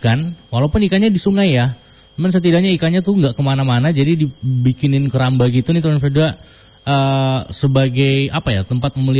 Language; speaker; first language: Indonesian; native; Indonesian